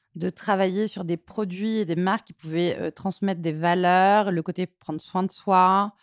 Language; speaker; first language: French; native; French